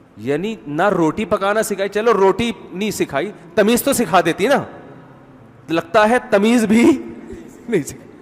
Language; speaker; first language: Urdu; native; Urdu